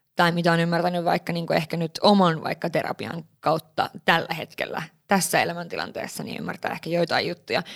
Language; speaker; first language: Finnish; early bilingual, heritage; Finnish